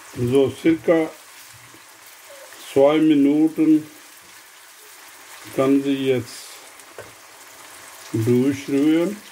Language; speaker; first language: German; non-native, learner; Urdu